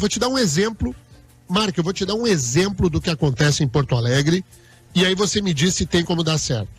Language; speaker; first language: Portuguese; native; Portuguese